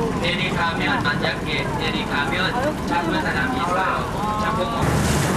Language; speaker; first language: Korean; non-native, learner; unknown